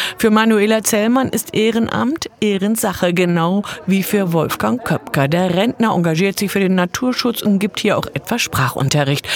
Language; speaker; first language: German; native; German